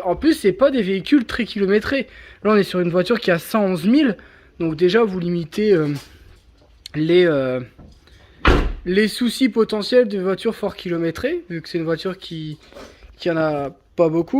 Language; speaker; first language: French; native; French